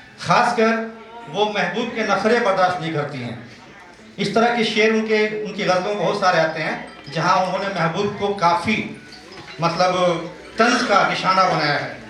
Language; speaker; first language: Urdu; native; Urdu